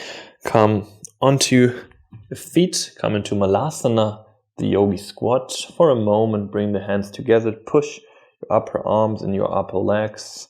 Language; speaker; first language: English; non-native, fluent; German